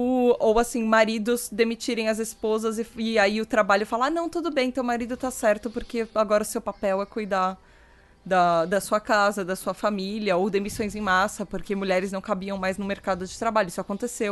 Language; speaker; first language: Portuguese; native; Portuguese